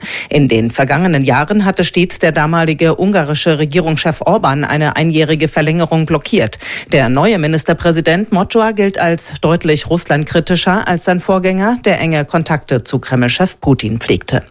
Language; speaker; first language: German; native; German